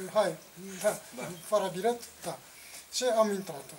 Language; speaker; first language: Romanian; non-native, learner; Japanese